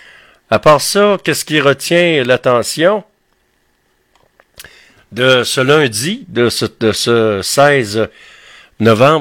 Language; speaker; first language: French; native; French